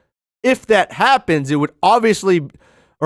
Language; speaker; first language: English; native; English